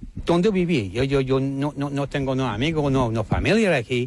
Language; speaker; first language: Spanish; non-native, learner; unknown